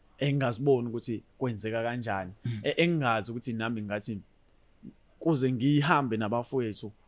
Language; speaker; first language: Zulu; native; Zulu